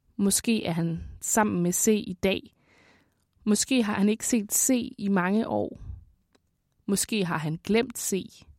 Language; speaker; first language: Danish; native; Danish